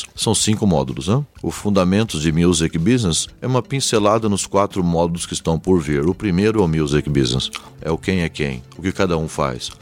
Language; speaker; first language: Portuguese; early bilingual, heritage; Portuguese